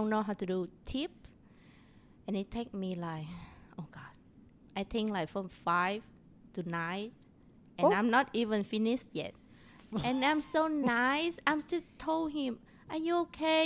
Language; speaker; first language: English; non-native, learner; Vietnamese